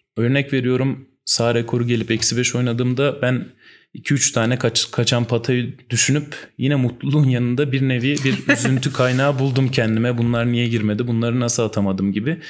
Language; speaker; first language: Turkish; native; Turkish